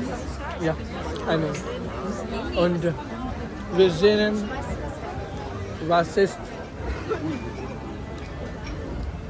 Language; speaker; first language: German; non-native, learner; Hindi